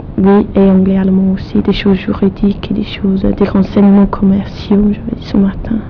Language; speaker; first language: French; non-native, fluent; English